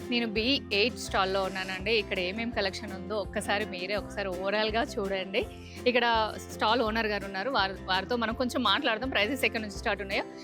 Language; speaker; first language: Telugu; non-native, local second language; Urdu